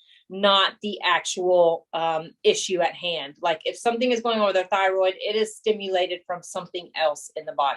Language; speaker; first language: English; native; English